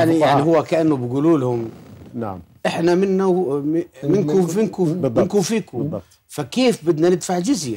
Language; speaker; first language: Arabic; native; Arabic